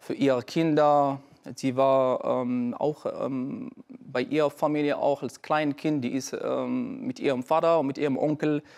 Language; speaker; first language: German; non-native, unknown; Arabic